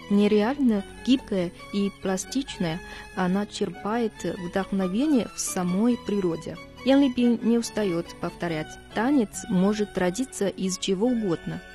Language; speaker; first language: Russian; non-native, fluent; Chinese